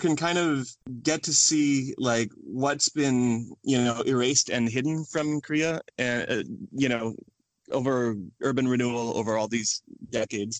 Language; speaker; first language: English; native; English